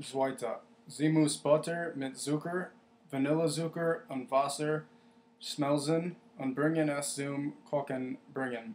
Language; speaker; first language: German; non-native, learner; English